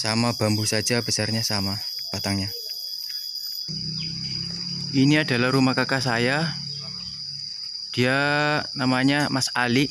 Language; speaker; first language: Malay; non-native, local second language; Javanese